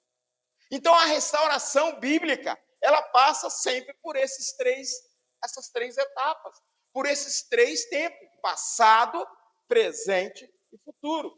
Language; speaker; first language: Portuguese; native; Portuguese